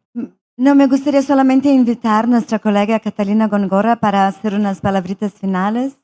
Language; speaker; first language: Spanish; non-native, fluent; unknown